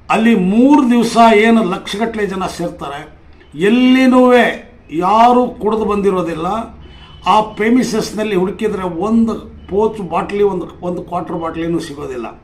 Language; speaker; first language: Kannada; non-native, local second language; Lambadi